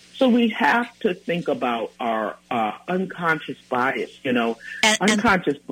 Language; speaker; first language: English; native; English